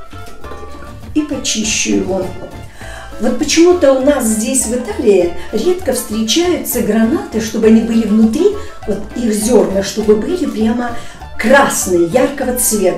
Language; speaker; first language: Russian; native; Russian